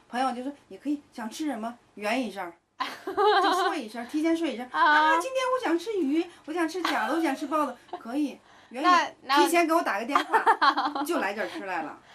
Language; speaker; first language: Chinese; native; Chinese